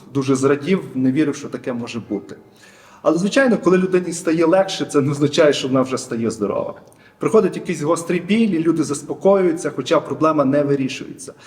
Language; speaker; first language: Ukrainian; native; Ukrainian